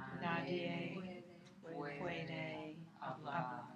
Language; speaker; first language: Spanish; non-native, learner; English